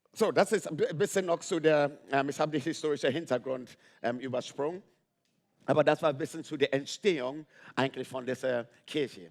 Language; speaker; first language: German; non-native, fluent; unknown